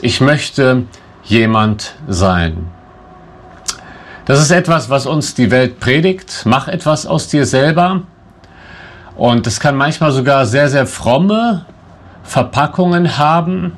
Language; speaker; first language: German; native; German